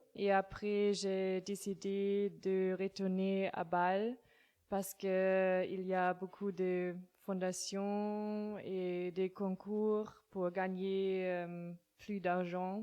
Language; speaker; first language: French; non-native, learner; German